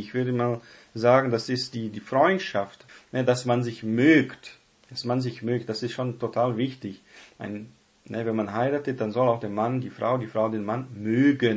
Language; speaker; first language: German; non-native, fluent; Portuguese